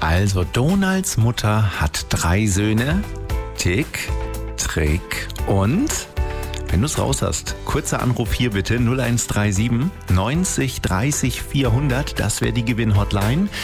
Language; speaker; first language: German; native; German